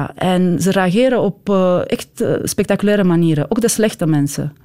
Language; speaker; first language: Dutch; non-native, fluent; Romanian